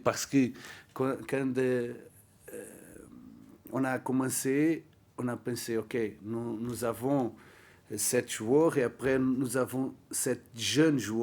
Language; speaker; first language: French; non-native, learner; Portuguese